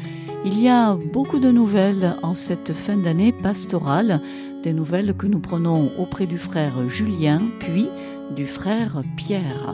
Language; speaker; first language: French; native; French